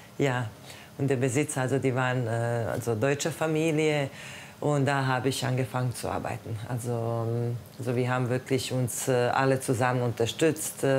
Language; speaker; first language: German; non-native, fluent; Croatian